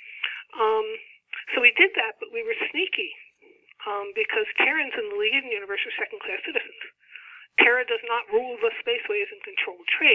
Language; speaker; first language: English; native; English